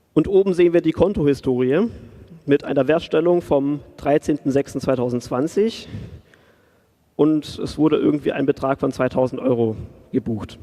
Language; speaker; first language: German; native; German